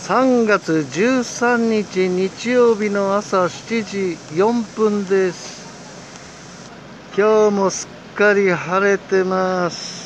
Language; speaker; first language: Japanese; native; Japanese